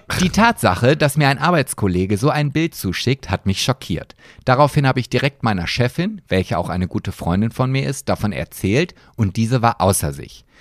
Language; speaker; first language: German; native; German